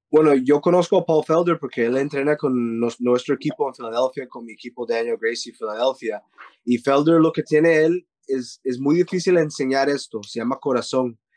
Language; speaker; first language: Spanish; early bilingual, heritage; Spanish